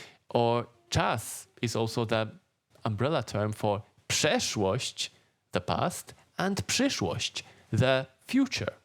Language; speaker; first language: Polish; native; Polish